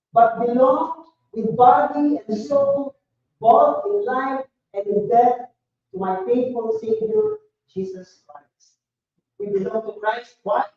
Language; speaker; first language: English; non-native, local second language; Filipino